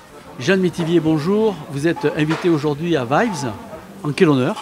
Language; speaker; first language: French; native; French